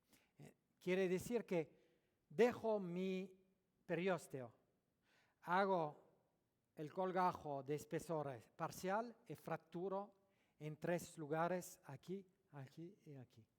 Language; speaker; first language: Spanish; non-native, learner; French